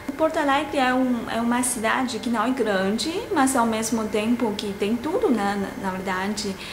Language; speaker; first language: Portuguese; non-native, fluent; Chinese